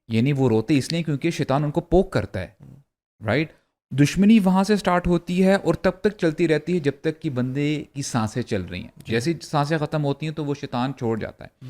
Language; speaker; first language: Urdu; native; Urdu